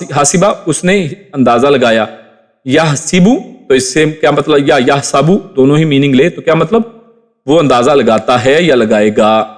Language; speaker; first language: Urdu; native; Urdu